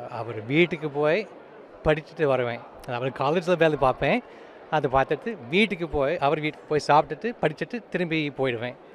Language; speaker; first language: Tamil; non-native, fluent; English